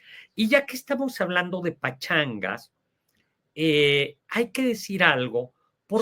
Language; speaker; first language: Spanish; native; Spanish